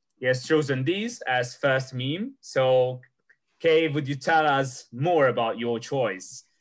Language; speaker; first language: English; non-native, fluent; Italian